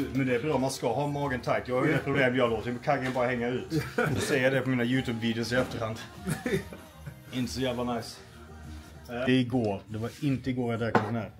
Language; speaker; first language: Swedish; native; Swedish